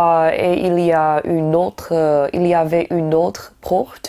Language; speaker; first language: French; non-native, learner; Chinese